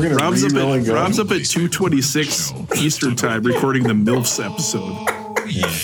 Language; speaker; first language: English; native; English